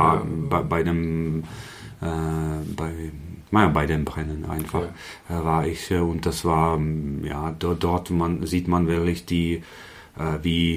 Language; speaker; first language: German; non-native, fluent; Czech